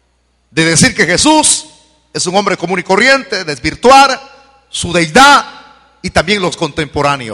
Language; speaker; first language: Spanish; native; Spanish